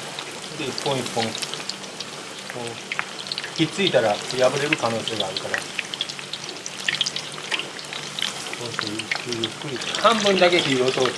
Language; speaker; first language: Japanese; native; Japanese